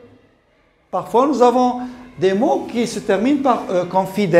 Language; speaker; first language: French; non-native, local second language; Arabic